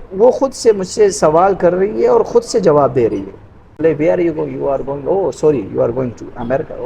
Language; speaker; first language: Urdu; non-native, local second language; Pashto